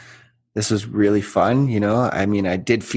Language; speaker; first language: English; native; English